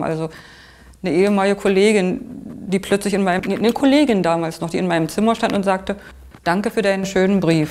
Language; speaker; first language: German; native; German